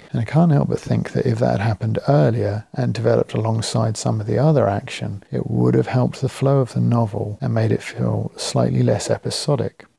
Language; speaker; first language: English; native; English